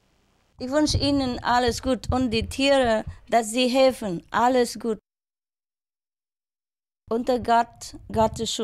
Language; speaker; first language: German; non-native, learner; Vietnamese